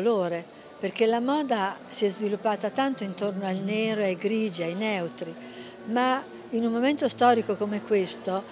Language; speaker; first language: Italian; native; Italian